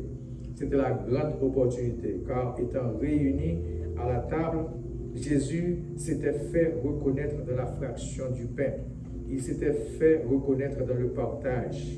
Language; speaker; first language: French; non-native, local second language; Haitian Creole